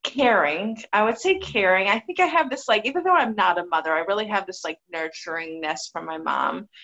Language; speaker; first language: English; native; English